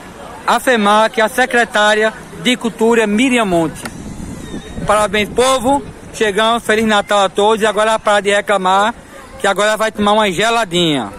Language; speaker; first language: Portuguese; native; Portuguese